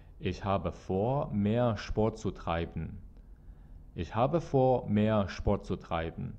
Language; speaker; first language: German; non-native, fluent; Persian